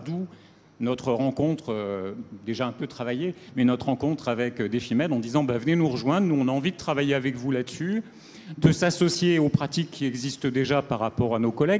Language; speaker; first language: French; native; French